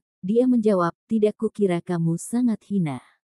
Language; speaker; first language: Indonesian; native; Indonesian